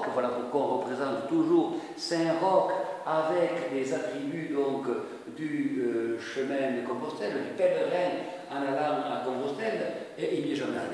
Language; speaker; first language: French; native; French